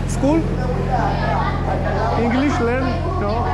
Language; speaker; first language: English; non-native, learner; Georgian